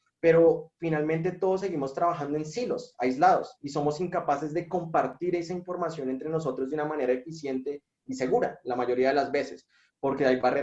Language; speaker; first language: Spanish; native; Spanish